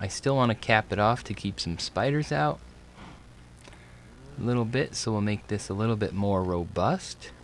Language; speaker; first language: English; native; English